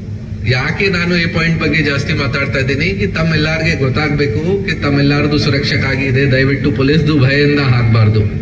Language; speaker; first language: Kannada; non-native, local second language; Hindi